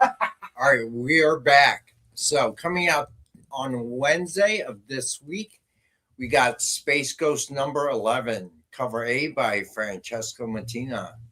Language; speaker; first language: English; native; English